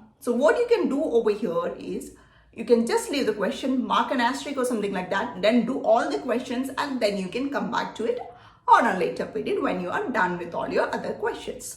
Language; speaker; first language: English; non-native, local second language; Malayalam